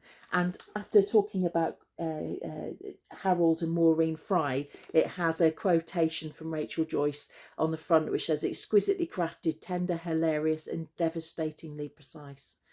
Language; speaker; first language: English; native; English